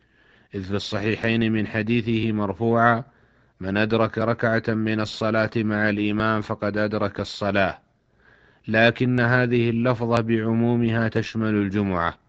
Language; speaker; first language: Arabic; native; Arabic